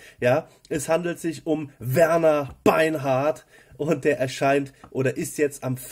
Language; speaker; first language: German; native; German